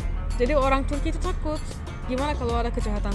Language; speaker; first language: Indonesian; non-native, fluent; Turkish